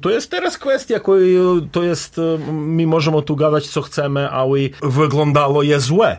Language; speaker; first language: Polish; non-native, learner; Serbian